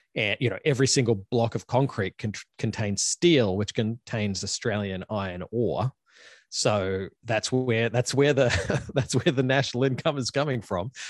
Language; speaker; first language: English; native; English